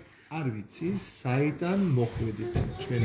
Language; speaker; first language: Georgian; non-native, learner; German